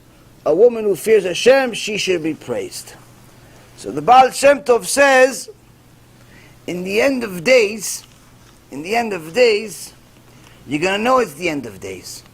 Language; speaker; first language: English; non-native, fluent; Hebrew